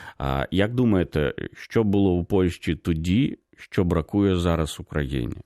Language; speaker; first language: Ukrainian; native; Ukrainian